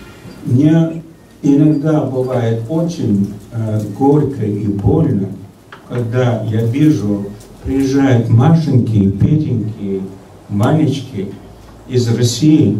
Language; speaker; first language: Russian; early bilingual, heritage; Russian